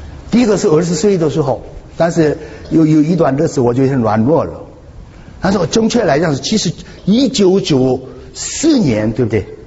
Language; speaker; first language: Chinese; non-native, fluent; Korean